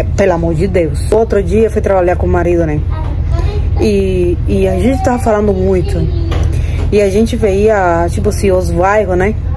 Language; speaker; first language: Portuguese; non-native, fluent; Spanish